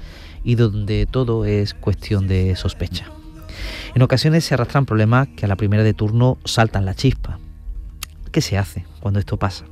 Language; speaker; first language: Spanish; native; Spanish